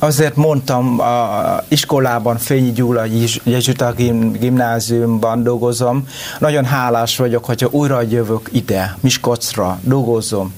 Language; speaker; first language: Hungarian; non-native, learner; Vietnamese